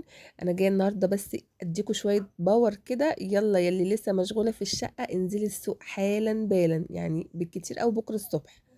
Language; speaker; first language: Arabic; native; Arabic